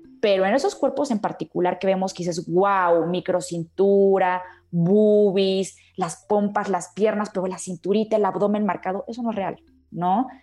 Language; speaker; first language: Spanish; native; Spanish